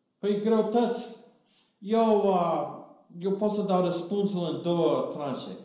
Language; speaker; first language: Romanian; non-native, fluent; English